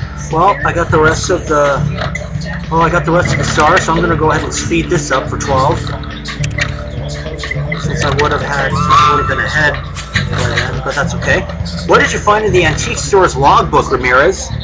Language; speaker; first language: English; native; English